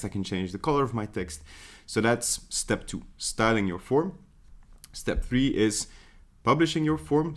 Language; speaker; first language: English; non-native, fluent; Dutch